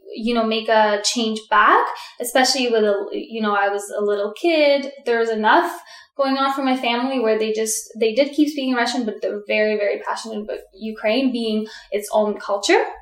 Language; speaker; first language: English; early bilingual, other home language; Russian